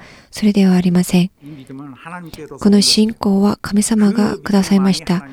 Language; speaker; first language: Japanese; non-native, learner; Korean